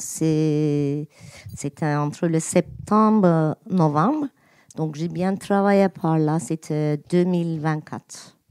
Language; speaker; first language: French; non-native, learner; Turkish